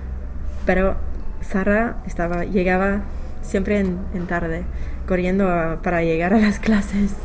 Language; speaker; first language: Spanish; non-native, learner; English